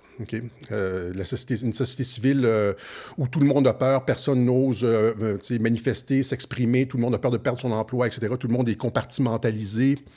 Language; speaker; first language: French; native; French